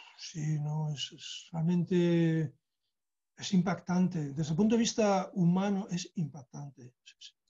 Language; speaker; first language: Spanish; native; Spanish